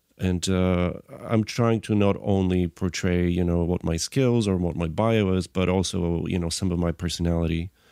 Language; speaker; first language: English; non-native, fluent; Bulgarian